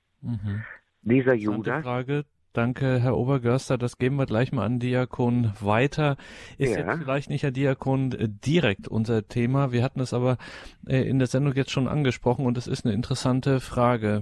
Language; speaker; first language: German; native; German